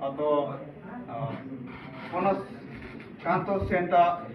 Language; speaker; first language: Japanese; non-native, learner; Nepali